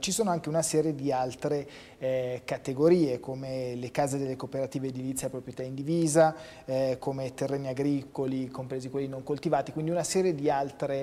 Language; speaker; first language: Italian; native; Italian